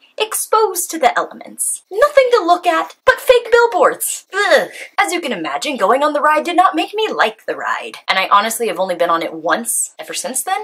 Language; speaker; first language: English; native; English